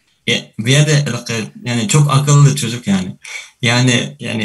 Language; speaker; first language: Turkish; non-native, learner; Uzbek